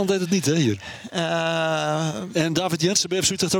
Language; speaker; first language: Dutch; native; Dutch